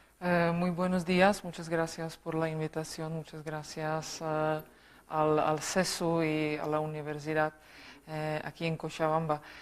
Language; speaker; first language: Spanish; non-native, fluent; Czech